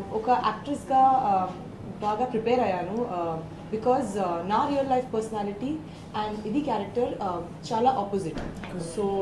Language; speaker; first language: Telugu; non-native, learner; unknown